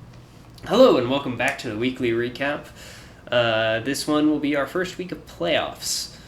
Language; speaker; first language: English; native; English